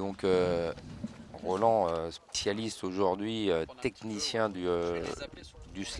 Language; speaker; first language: French; native; French